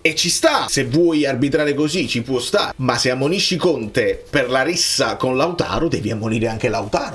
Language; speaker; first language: Italian; native; Italian